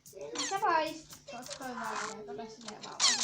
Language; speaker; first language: Finnish; native; Finnish